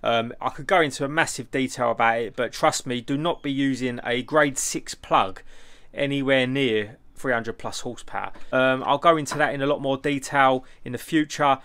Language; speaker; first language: English; native; English